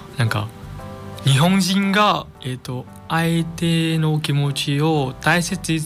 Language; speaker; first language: Japanese; non-native, fluent; Vietnamese